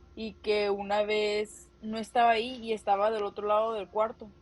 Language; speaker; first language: Spanish; early bilingual, heritage; Spanish